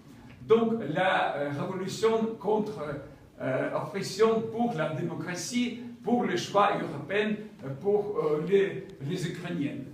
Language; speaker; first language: French; non-native, fluent; Ukrainian